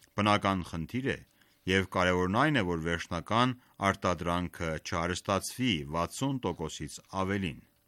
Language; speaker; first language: Armenian; native; Armenian